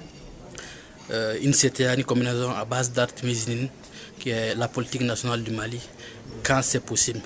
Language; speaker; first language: French; non-native, local second language; Bambara